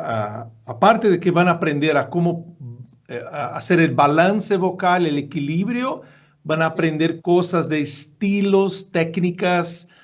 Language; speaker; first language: Spanish; non-native, fluent; Portuguese